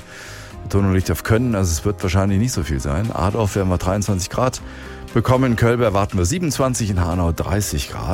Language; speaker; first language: German; native; German